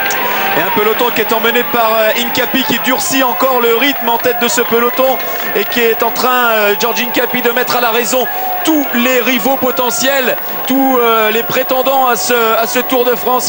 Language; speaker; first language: French; native; French